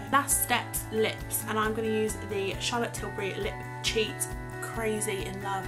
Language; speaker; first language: English; native; English